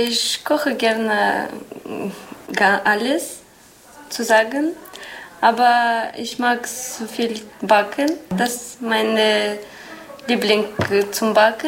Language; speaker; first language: German; non-native, learner; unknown